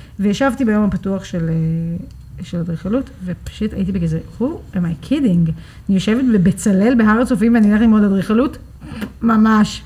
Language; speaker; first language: Hebrew; early bilingual, other home language; English